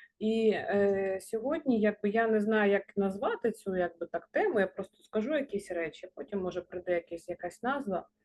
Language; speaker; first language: Ukrainian; non-native, local second language; Russian